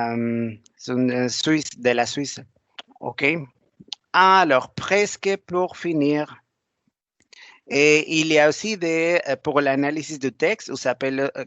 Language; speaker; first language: French; non-native, learner; Spanish